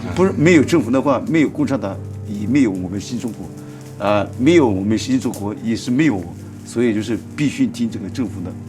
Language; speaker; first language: Chinese; non-native, local second language; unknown